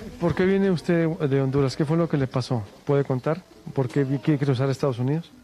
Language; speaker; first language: Spanish; native; Spanish